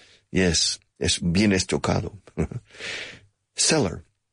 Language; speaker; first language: Spanish; non-native, fluent; English